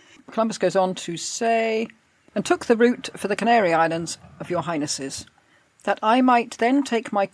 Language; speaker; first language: English; native; English